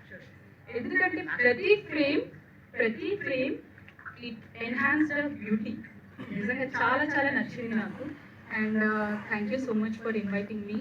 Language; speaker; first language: Telugu; non-native, learner; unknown